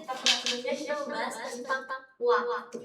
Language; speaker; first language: Indonesian; native; Indonesian